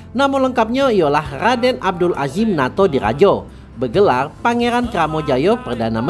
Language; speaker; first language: Indonesian; native; Indonesian